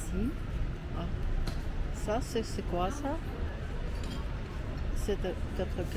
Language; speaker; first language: French; non-native, fluent; Russian